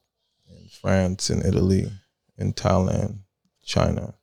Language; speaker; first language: English; early bilingual, other home language; Italian